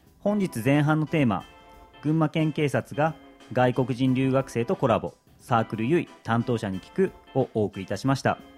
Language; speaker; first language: Japanese; native; Japanese